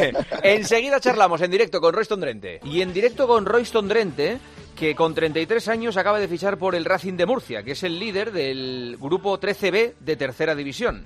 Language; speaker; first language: Spanish; native; Spanish